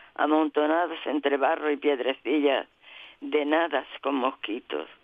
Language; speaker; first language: Spanish; native; Spanish